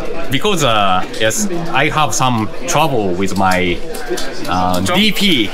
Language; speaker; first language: English; non-native, learner; Japanese